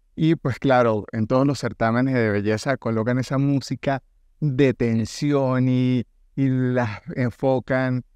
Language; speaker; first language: Spanish; native; Spanish